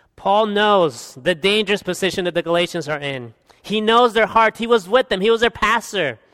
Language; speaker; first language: English; early bilingual, other home language; Spanish